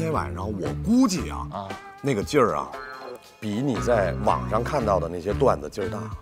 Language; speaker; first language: Chinese; native; Chinese